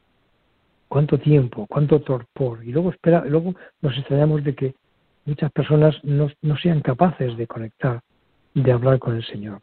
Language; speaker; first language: Spanish; native; Spanish